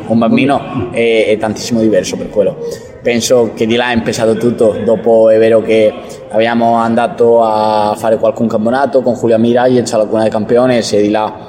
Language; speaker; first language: Italian; non-native, learner; Spanish